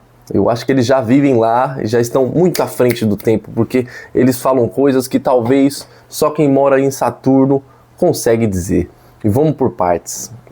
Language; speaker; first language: Portuguese; native; Portuguese